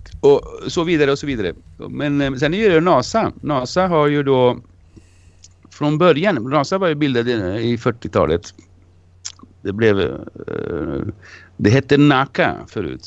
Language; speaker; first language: Swedish; non-native, fluent; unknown